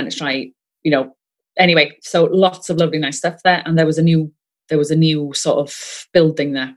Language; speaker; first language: English; non-native, local second language; Welsh